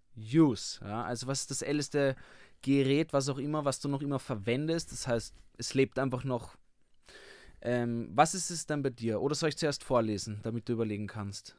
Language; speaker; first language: German; native; German